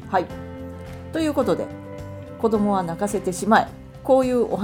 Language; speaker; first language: Japanese; native; Japanese